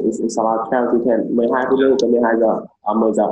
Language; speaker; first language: English; non-native, learner; Vietnamese